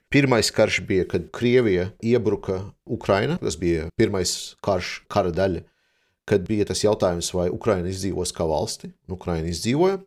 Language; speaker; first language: Latvian; non-native, local second language; Russian